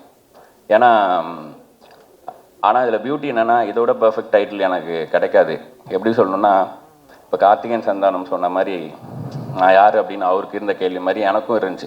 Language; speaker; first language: Tamil; native; Tamil